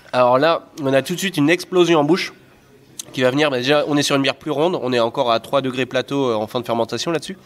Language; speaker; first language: French; native; French